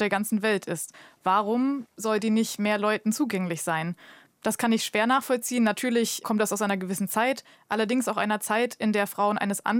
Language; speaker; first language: German; native; German